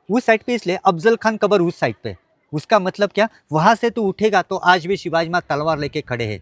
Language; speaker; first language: Hindi; non-native, local second language; Marathi